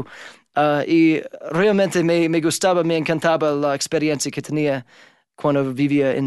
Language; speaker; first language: Spanish; non-native, fluent; English